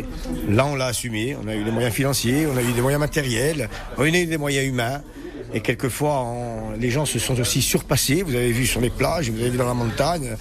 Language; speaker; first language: French; native; French